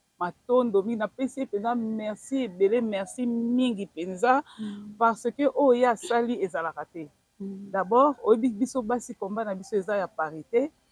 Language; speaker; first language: Lingala; non-native, local second language; Kongo